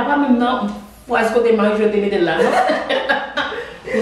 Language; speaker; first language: French; non-native, learner; Haitian Creole